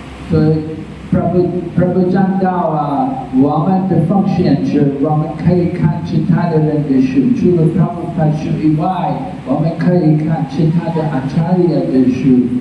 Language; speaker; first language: Chinese; non-native, fluent; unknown